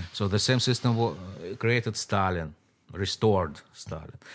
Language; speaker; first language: English; non-native, fluent; Russian